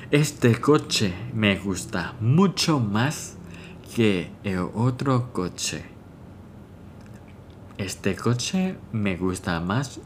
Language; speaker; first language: Spanish; non-native, fluent; Thai